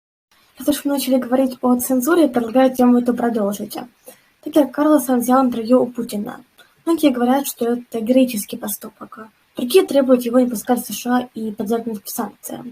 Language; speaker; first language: Russian; native; Russian